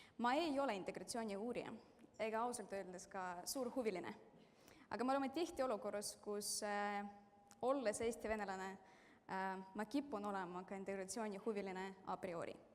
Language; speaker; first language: Estonian; non-native, local second language; Russian